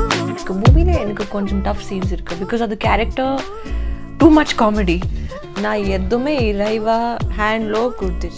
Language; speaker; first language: Tamil; non-native, learner; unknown